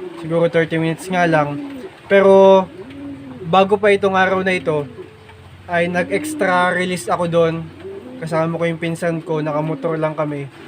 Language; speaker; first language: Filipino; native; Filipino